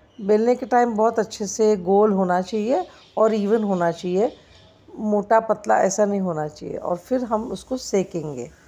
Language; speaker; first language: Hindi; non-native, local second language; Gujarati